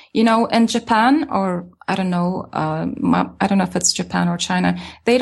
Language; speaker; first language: English; non-native, fluent; Arabic